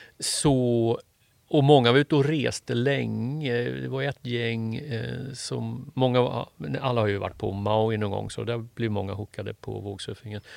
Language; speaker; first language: Swedish; native; Swedish